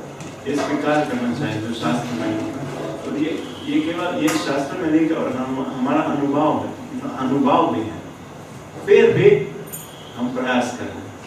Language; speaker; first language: Hindi; non-native, fluent; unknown